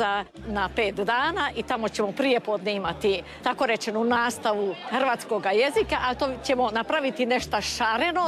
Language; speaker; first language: Croatian; early bilingual, heritage; Croatian